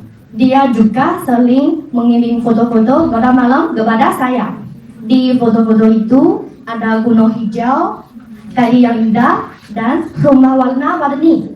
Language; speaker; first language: Indonesian; non-native, fluent; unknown